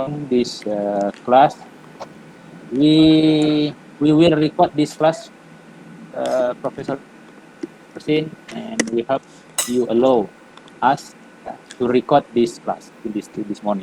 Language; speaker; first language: English; non-native, learner; Indonesian